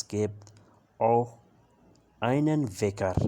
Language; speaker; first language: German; non-native, learner; Urdu